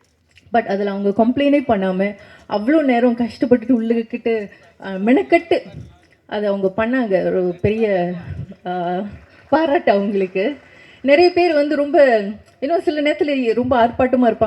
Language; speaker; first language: Tamil; native; Tamil